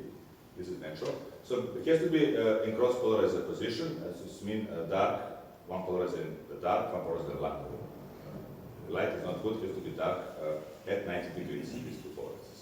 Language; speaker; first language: English; non-native, fluent; Serbian